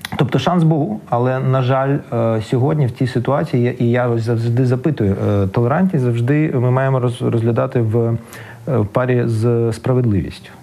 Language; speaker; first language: Ukrainian; non-native, local second language; Russian